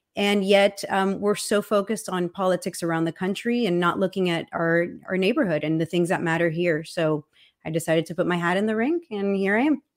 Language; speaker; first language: English; early bilingual, other home language; Spanish